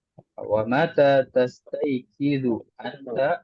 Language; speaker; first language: Arabic; non-native, local second language; Indonesian